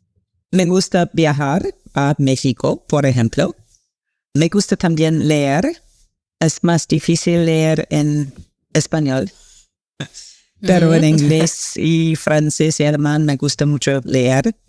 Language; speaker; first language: Spanish; non-native, learner; English